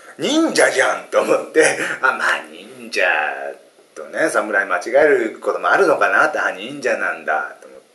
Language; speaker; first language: Japanese; native; Japanese